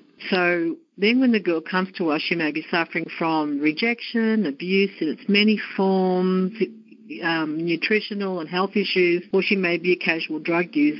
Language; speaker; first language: English; native; English